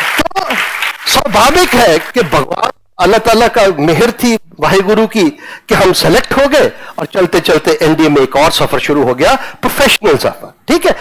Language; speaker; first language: Hindi; non-native, local second language; Punjabi